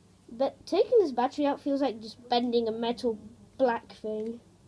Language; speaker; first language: English; early bilingual, other home language; Polish